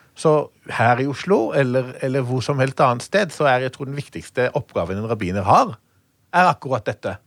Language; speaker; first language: Norwegian; non-native, fluent; Hebrew